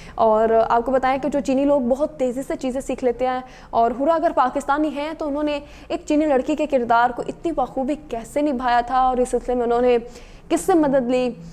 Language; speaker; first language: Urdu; native; Urdu